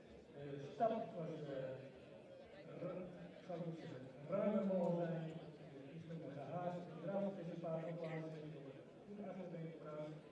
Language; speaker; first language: Dutch; native; Dutch